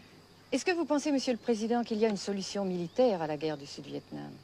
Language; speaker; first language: French; native; French